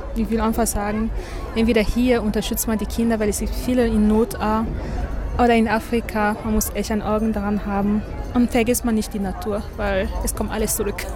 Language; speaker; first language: German; non-native, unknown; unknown